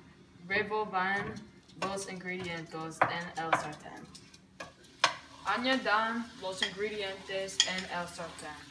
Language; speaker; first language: Spanish; non-native, learner; English